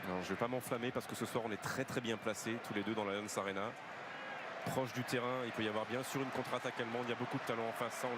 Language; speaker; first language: French; native; French